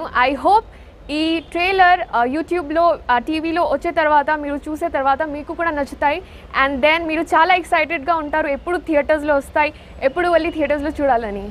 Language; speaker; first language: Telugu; non-native, fluent; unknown